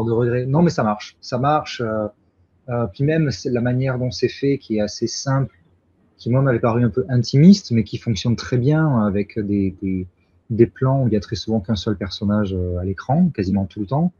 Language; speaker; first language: French; native; French